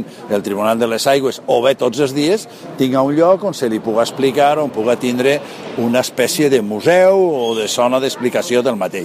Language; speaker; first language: Catalan; native; Catalan